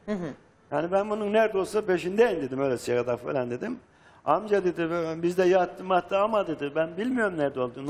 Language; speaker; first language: Turkish; native; Turkish